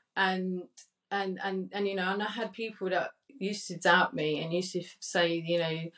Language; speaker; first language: English; early bilingual, other home language; Spanish